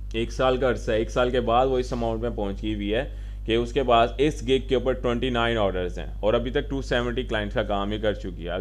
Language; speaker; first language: Urdu; non-native, local second language; Punjabi